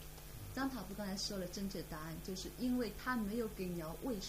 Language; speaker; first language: Chinese; native; Chinese